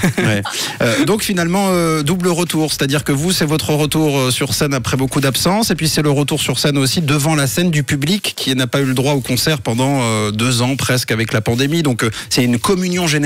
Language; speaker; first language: French; native; French